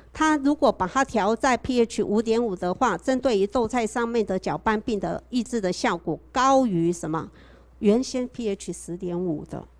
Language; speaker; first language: Chinese; native; Chinese